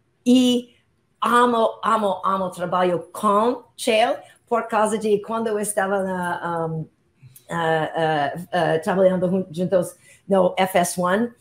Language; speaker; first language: Portuguese; non-native, learner; English